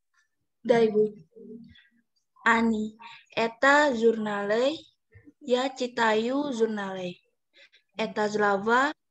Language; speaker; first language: Russian; non-native, learner; Indonesian